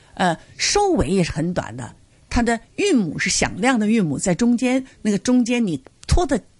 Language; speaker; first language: Chinese; non-native, local second language; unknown